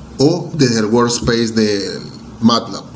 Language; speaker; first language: Spanish; native; Spanish